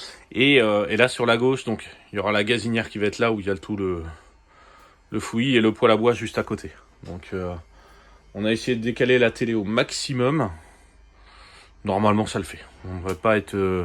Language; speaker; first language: French; native; French